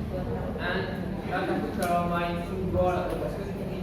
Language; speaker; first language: Indonesian; non-native, learner; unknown